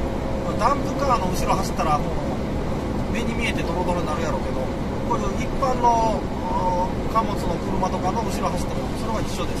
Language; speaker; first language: Japanese; native; Japanese